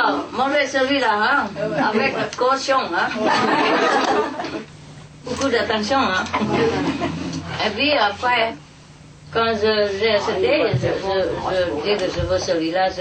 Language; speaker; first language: French; non-native, learner; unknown